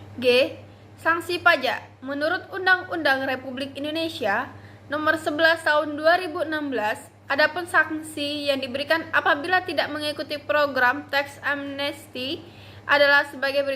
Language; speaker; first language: Indonesian; native; Indonesian